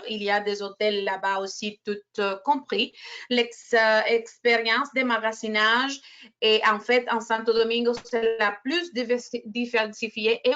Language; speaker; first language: French; non-native, fluent; Spanish